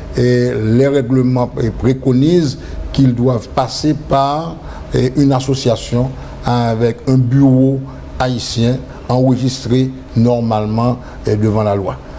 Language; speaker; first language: French; non-native, local second language; Haitian Creole